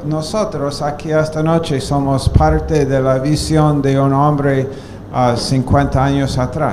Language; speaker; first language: Spanish; non-native, fluent; English